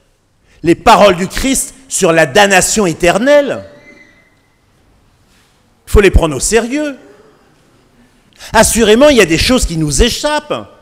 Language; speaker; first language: French; native; French